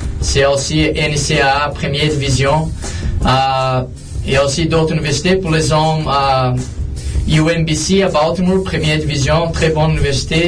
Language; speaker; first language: French; non-native, learner; Portuguese